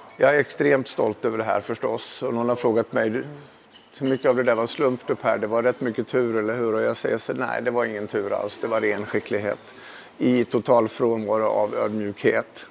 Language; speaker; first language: Swedish; native; Swedish